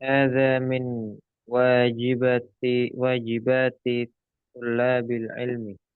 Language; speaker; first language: Arabic; non-native, learner; Indonesian